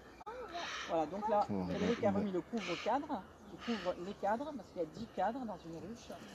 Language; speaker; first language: French; native; French